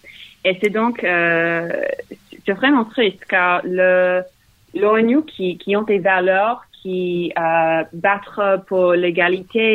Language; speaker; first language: French; non-native, learner; English